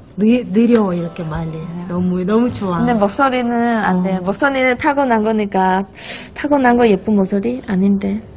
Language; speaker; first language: Korean; non-native, fluent; Chinese